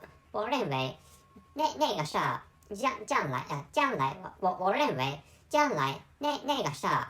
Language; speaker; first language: Chinese; non-native, learner; Japanese